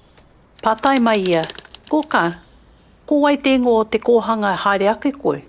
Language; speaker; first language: Māori; non-native, local second language; English